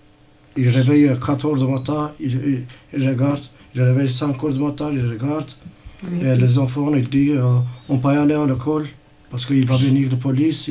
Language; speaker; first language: French; non-native, learner; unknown